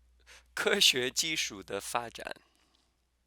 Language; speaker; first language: Chinese; non-native, fluent; English